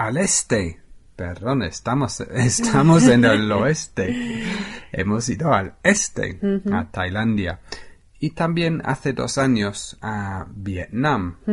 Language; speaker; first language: Spanish; non-native, fluent; English